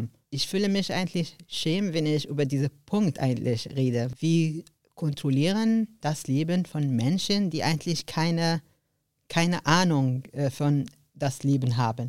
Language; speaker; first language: German; non-native, learner; Arabic